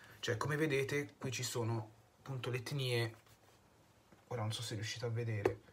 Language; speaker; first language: Italian; native; Italian